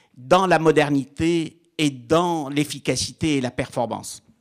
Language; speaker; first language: French; non-native, local second language; Arabic